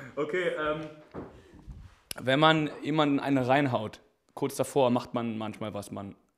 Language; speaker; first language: German; native; German